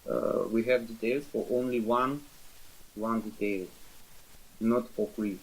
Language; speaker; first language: English; non-native, learner; Russian